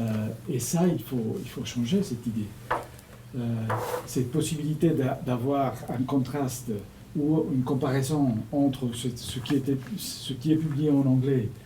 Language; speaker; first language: French; non-native, fluent; Spanish